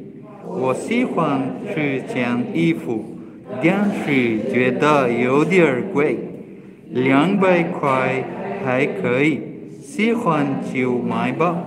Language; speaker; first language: Chinese; non-native, learner; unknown